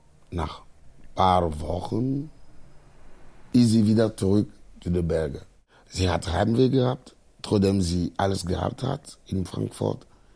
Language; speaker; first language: German; non-native, fluent; Ewe